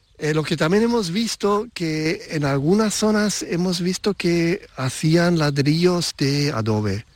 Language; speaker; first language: Spanish; non-native, fluent; German